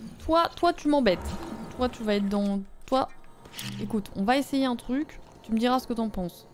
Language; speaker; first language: French; native; French